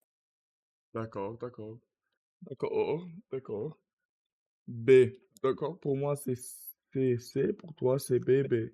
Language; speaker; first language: French; non-native, learner; Russian